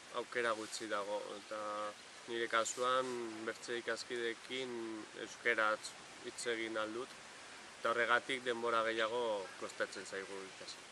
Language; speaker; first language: Basque; non-native, local second language; Spanish